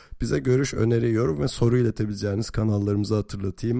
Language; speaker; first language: Turkish; native; Turkish